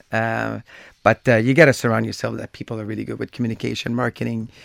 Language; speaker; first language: English; native; English